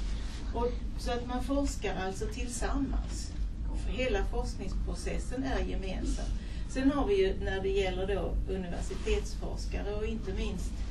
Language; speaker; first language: Swedish; native; Swedish